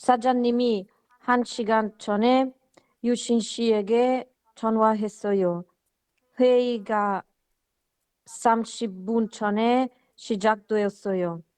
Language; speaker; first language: Korean; non-native, learner; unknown